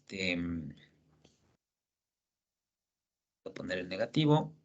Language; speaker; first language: Spanish; native; Spanish